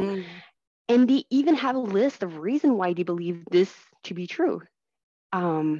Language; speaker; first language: English; non-native, fluent; French